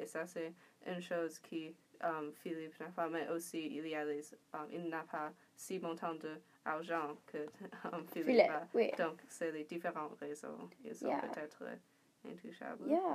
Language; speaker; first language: French; non-native, learner; English